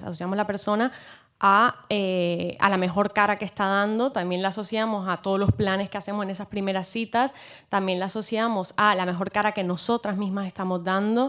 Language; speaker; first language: Spanish; native; Spanish